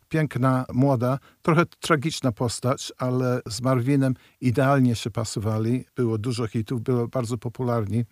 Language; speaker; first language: Polish; early bilingual, heritage; Polish